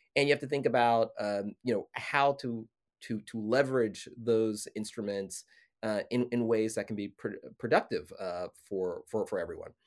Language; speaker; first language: English; native; English